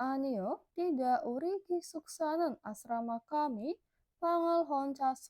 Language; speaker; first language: Korean; non-native, learner; Indonesian